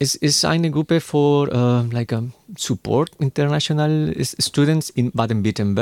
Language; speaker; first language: German; non-native, learner; Spanish